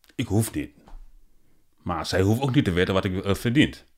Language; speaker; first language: Dutch; non-native, learner; Wolof